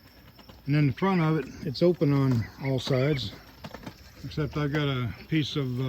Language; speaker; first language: English; native; English